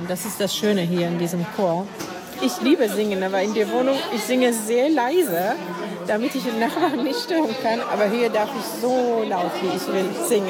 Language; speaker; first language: German; non-native, fluent; Arabic